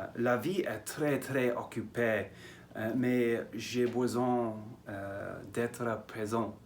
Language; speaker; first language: French; non-native, learner; English